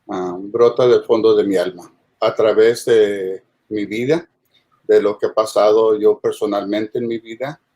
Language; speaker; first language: Spanish; early bilingual, heritage; Spanish